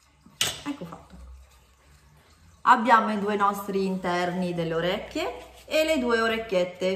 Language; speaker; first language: Italian; native; Italian